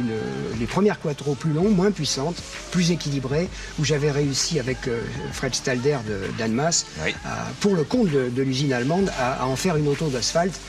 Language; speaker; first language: French; native; French